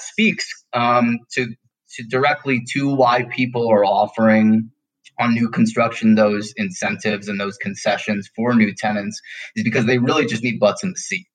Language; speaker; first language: English; native; English